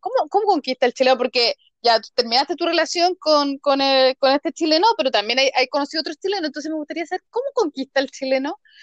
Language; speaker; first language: Spanish; native; Spanish